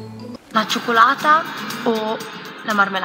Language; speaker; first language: Italian; native; Italian